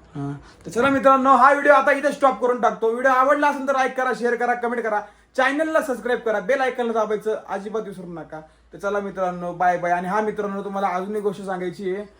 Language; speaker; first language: Marathi; native; Marathi